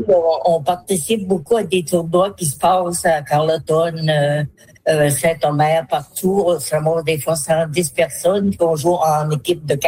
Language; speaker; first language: French; native; French